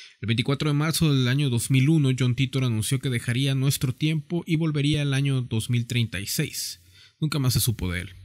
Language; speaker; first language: Spanish; native; Spanish